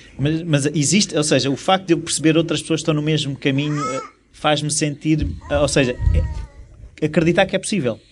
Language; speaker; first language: Portuguese; native; Portuguese